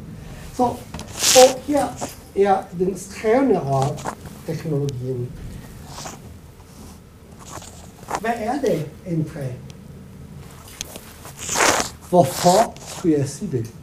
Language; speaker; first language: Danish; non-native, fluent; Italian